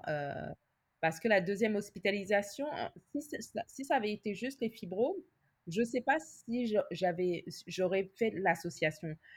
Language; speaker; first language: French; native; French